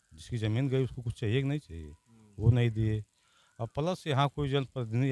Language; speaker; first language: Hindi; native; Hindi